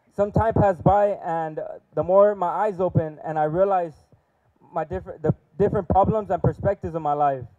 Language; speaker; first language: English; early bilingual, other home language; Spanish